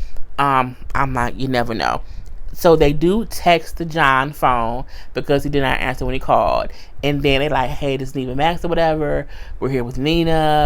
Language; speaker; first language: English; native; English